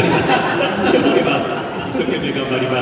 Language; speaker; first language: Japanese; native; Japanese